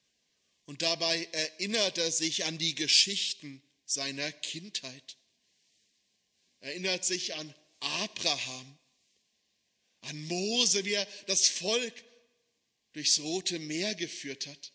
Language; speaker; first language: German; native; German